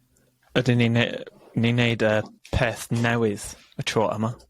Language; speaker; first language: Welsh; non-native, learner; English